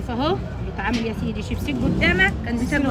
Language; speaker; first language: Arabic; native; Arabic